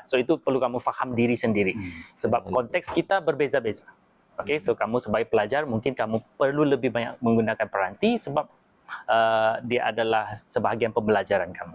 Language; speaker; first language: Malay; native; Malay